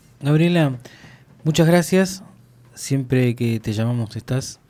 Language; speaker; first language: Spanish; native; Spanish